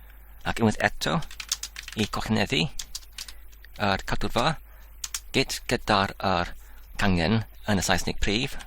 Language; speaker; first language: Welsh; non-native, learner; Polish